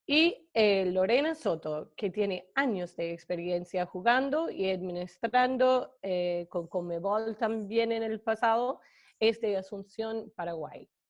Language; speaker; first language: Spanish; non-native, fluent; English